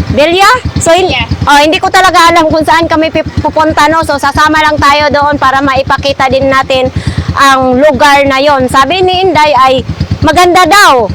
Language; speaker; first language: Filipino; non-native, local second language; Masbatenyo